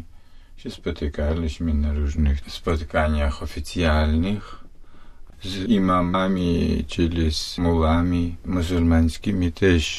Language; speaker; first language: Polish; non-native, fluent; Russian